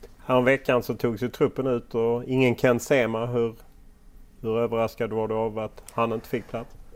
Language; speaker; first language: Swedish; native; Swedish